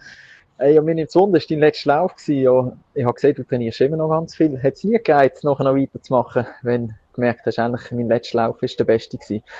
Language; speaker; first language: German; native; German